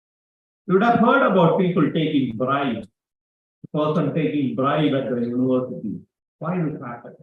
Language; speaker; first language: English; non-native, local second language; Malayalam